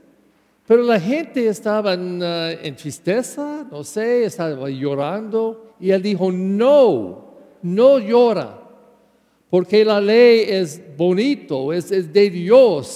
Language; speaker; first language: Spanish; non-native, learner; English